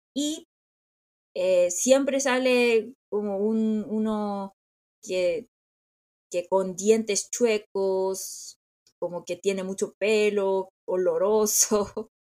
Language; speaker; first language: Spanish; non-native, fluent; Korean